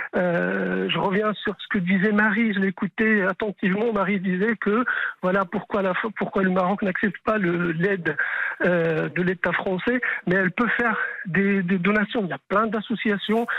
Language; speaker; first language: French; non-native, local second language; Arabic